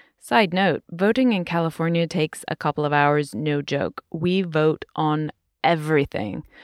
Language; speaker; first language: English; native; English